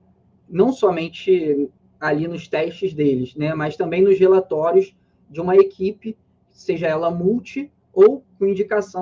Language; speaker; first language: Portuguese; native; Portuguese